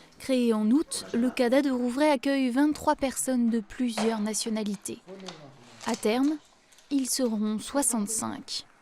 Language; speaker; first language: French; native; French